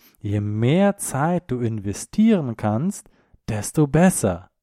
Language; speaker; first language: German; native; German